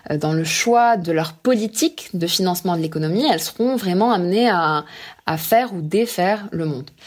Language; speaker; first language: French; non-native, local second language; Arabic